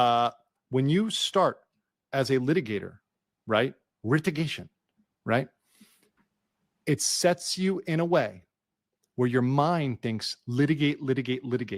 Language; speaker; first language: English; native; English